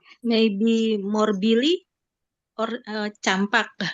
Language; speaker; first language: English; non-native, learner; Indonesian